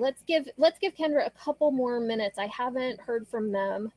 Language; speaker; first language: English; native; English